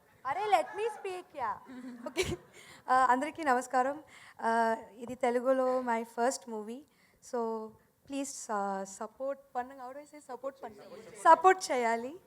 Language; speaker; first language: Telugu; non-native, learner; Tamil